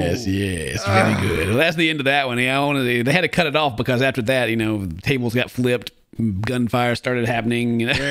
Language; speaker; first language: English; native; English